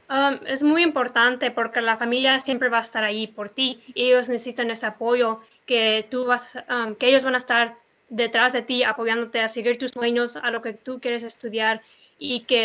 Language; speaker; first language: Spanish; early bilingual, other home language; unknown